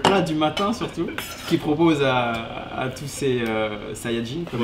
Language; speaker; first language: French; native; French